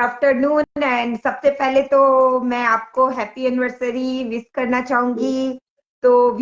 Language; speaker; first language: Hindi; native; Hindi